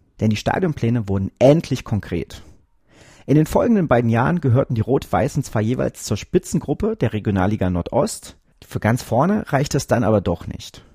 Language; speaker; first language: German; native; German